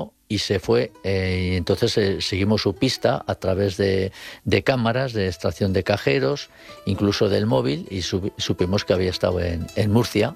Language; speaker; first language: Spanish; native; Spanish